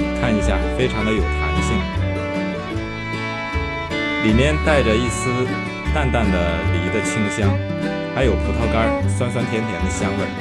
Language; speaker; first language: Chinese; native; Chinese